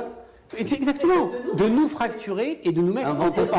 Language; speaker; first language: French; native; French